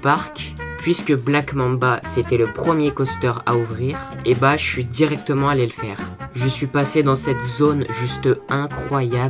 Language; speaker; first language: French; native; French